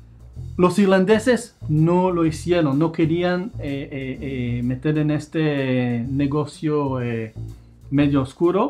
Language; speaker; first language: Spanish; non-native, fluent; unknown